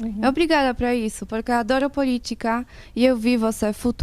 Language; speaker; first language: Portuguese; non-native, learner; Polish